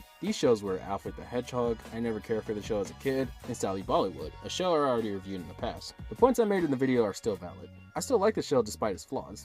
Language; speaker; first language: English; native; English